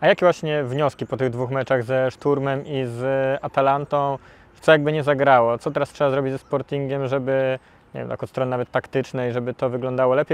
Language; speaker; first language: Polish; native; Polish